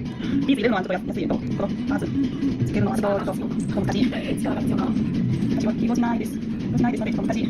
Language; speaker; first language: Japanese; non-native, learner; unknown